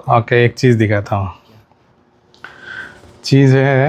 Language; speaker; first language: Hindi; non-native, learner; Bangla